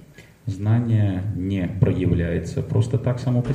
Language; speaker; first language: Russian; native; Russian